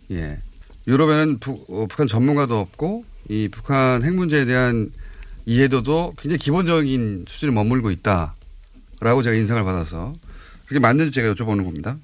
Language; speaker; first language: Korean; native; Korean